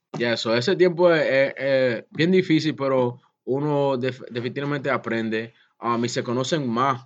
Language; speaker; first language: Spanish; early bilingual, heritage; Spanish